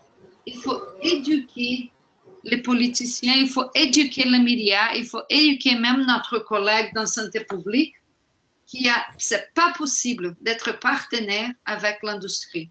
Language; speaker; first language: French; non-native, fluent; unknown